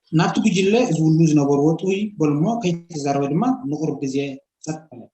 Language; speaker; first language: Tigrinya; native; Tigrinya